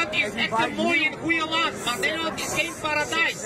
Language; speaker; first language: Dutch; non-native, learner; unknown